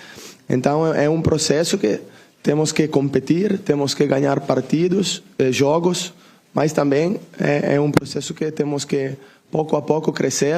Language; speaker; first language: Portuguese; non-native, learner; Italian